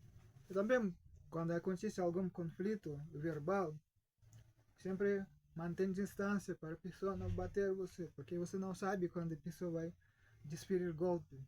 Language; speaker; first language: Portuguese; non-native, fluent; Russian